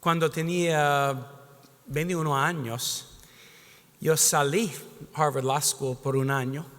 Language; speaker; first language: Spanish; non-native, fluent; English